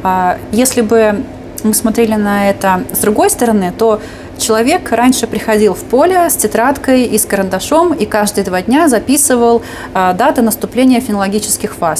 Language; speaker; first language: Russian; native; Russian